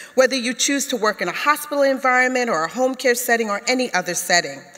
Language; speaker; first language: English; native; English